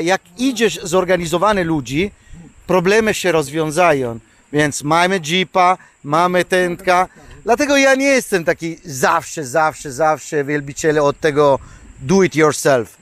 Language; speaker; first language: Polish; non-native, learner; Italian